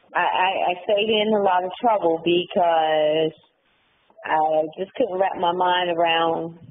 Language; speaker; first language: English; native; English